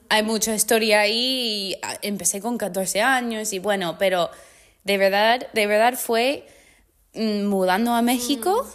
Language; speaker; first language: Spanish; non-native, fluent; English